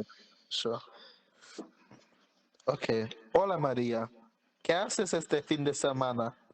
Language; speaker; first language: Spanish; non-native, learner; English